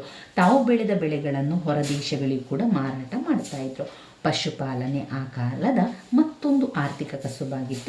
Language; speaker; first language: Kannada; native; Kannada